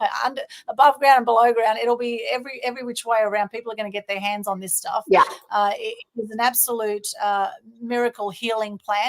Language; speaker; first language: English; native; English